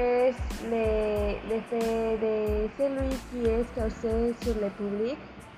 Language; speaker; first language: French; non-native, learner; Spanish